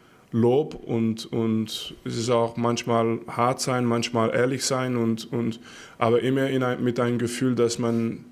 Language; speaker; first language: German; non-native, fluent; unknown